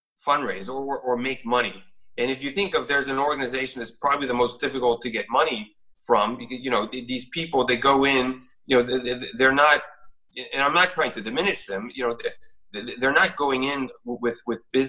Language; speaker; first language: English; native; English